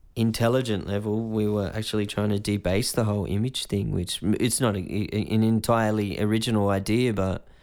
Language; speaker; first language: English; native; English